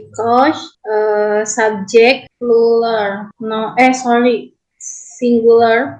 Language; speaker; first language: English; non-native, learner; Indonesian